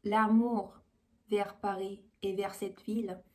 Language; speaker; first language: French; non-native, fluent; Chinese